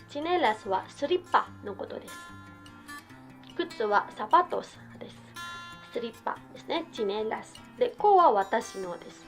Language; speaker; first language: Japanese; non-native, fluent; Cebuano